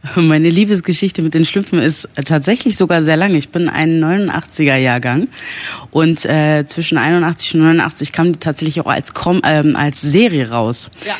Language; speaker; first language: German; early bilingual, other home language; Italian